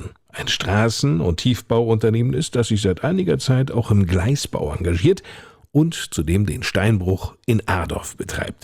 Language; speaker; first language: German; native; German